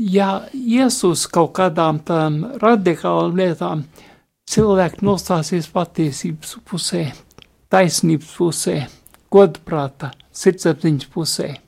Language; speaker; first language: Latvian; native; Latvian